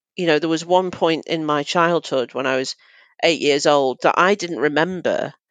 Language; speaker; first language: English; native; English